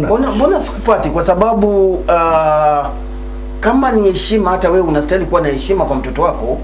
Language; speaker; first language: Swahili; native; Swahili